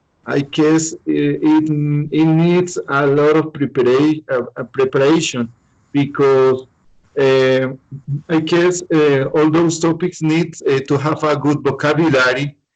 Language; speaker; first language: English; non-native, learner; Spanish